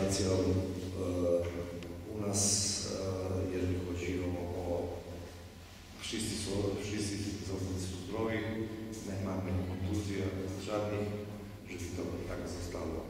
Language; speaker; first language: Polish; non-native, fluent; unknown